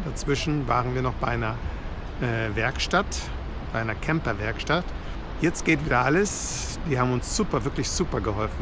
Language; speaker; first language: German; native; German